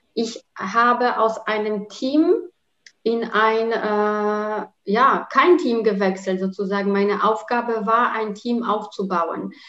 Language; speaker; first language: German; non-native, fluent; Polish